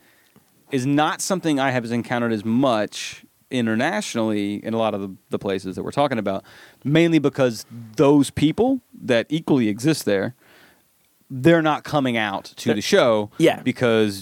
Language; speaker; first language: English; native; English